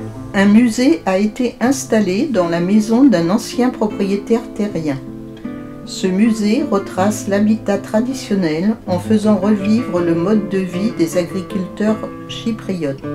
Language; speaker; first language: French; native; French